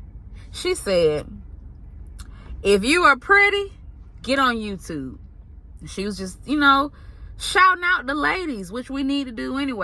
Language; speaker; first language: English; native; English